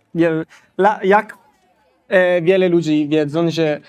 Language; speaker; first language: Polish; non-native, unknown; Italian